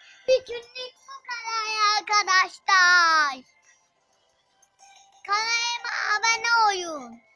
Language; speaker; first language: Turkish; native; Turkish